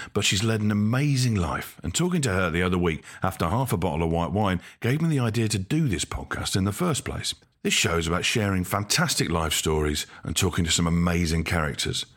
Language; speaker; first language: English; native; English